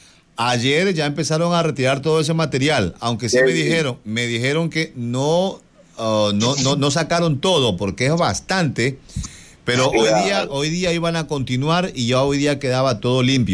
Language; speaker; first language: Spanish; native; Spanish